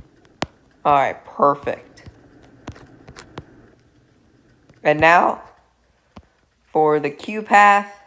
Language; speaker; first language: English; native; English